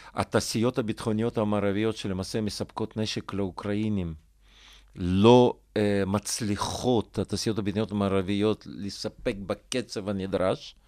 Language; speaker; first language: Hebrew; non-native, fluent; Russian